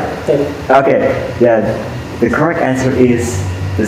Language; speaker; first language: English; non-native, fluent; Indonesian